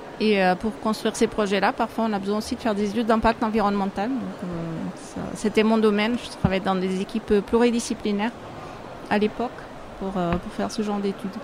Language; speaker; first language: French; non-native, fluent; Portuguese